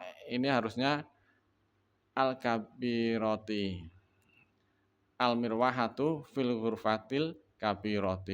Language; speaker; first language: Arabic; non-native, fluent; Indonesian